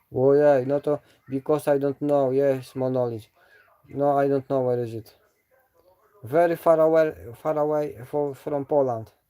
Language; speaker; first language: English; non-native, learner; Polish